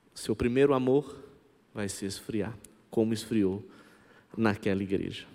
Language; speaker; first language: Portuguese; non-native, local second language; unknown